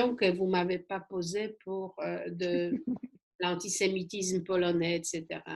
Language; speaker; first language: French; non-native, fluent; Polish